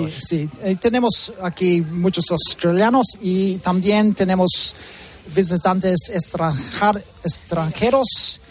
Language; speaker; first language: Spanish; early bilingual, heritage; English